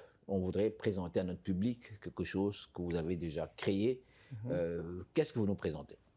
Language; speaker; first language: French; native; French